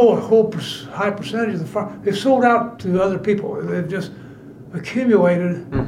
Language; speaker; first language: English; native; English